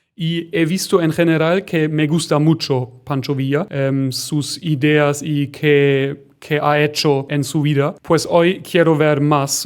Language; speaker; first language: Spanish; non-native, fluent; German